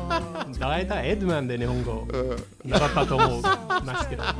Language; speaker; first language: Japanese; non-native, fluent; English